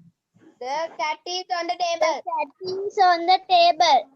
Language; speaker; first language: English; non-native, learner; Sinhala